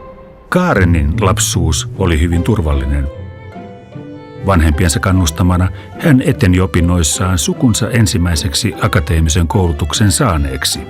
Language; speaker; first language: Finnish; native; Finnish